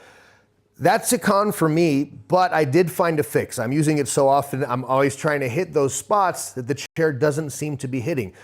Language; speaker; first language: English; native; English